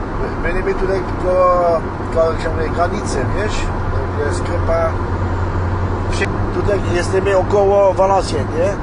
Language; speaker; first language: Polish; early bilingual, heritage; French